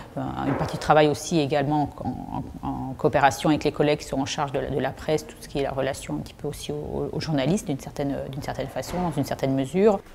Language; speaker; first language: French; native; French